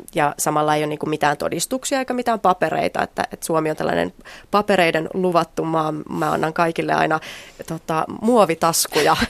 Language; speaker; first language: Finnish; native; Finnish